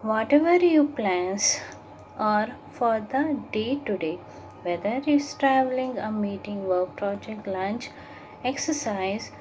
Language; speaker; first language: English; non-native, local second language; Kannada